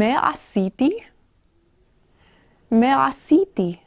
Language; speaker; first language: Hebrew; non-native, fluent; English